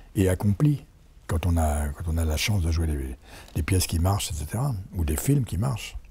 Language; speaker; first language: French; native; French